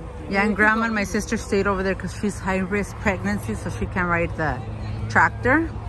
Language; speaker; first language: English; early bilingual, other home language; Spanish